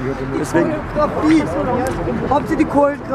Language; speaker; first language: German; native; German